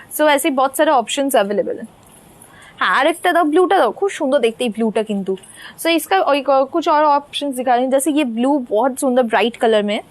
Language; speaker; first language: Hindi; non-native, local second language; Bangla